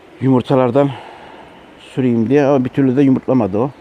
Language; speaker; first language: Turkish; native; Turkish